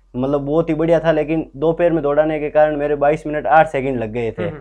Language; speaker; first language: Hindi; native; Hindi